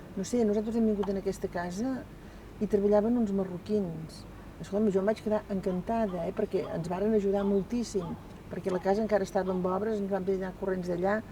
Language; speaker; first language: Catalan; native; Catalan